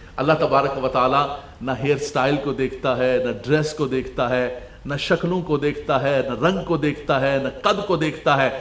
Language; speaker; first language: Urdu; non-native, local second language; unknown